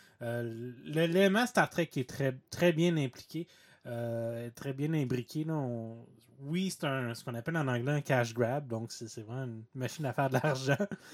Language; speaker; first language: French; native; French